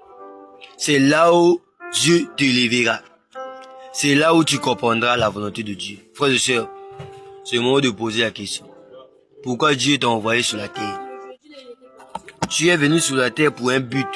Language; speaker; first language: French; non-native, local second language; Lingala